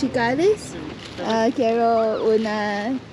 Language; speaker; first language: Spanish; non-native, learner; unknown